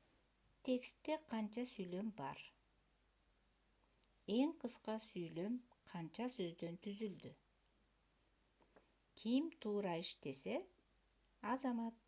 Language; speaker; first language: Kyrgyz; native; Kyrgyz